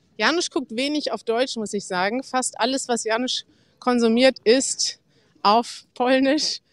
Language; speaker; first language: German; native; German